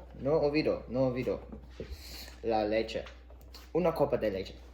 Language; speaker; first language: Spanish; non-native, learner; English